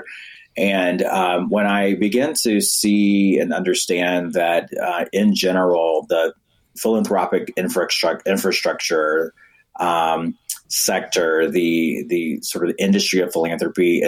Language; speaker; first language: English; native; English